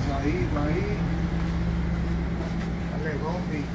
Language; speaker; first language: Spanish; native; Spanish